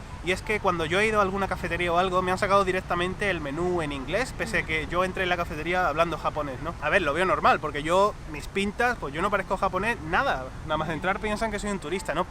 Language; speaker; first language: Spanish; native; Spanish